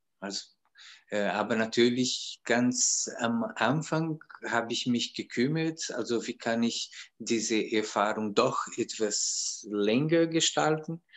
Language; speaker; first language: German; non-native, fluent; Portuguese